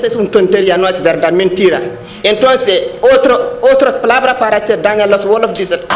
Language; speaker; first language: Spanish; non-native, learner; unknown